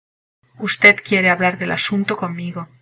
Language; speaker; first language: Spanish; non-native, learner; English